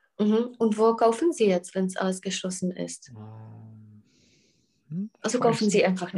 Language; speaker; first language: German; non-native, fluent; Czech